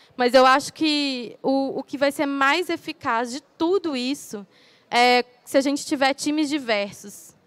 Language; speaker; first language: Portuguese; native; Portuguese